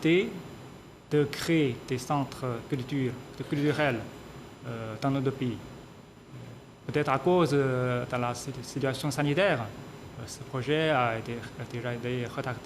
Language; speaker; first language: French; non-native, fluent; Chinese